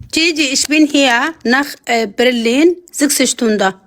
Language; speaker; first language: German; non-native, learner; Amharic